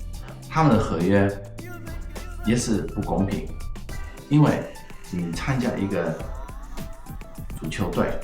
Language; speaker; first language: Chinese; non-native, fluent; Dutch